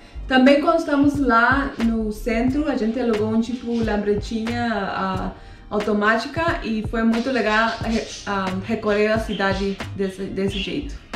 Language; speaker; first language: Portuguese; non-native, fluent; Spanish